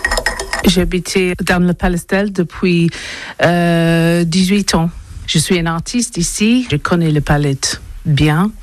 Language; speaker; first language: French; non-native, learner; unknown